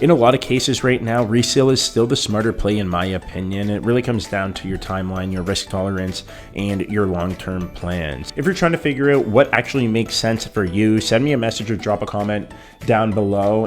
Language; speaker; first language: English; native; English